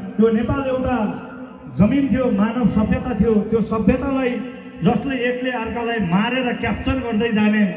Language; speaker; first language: Nepali; non-native, local second language; Eastern Tamang